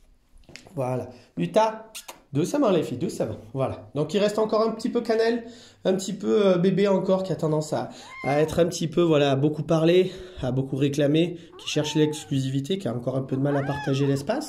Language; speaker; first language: French; native; French